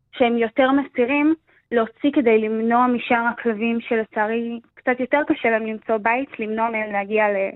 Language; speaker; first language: Hebrew; native; Hebrew